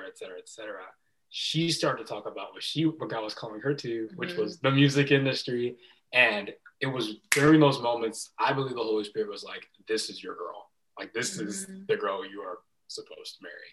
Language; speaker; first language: English; native; English